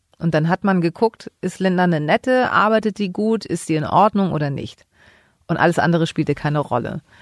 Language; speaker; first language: German; early bilingual, other home language; Greek